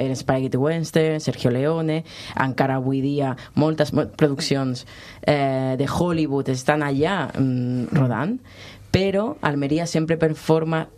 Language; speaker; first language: Catalan; non-native, local second language; Spanish